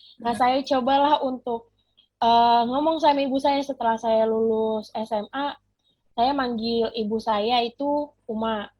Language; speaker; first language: Indonesian; non-native, local second language; Batak Toba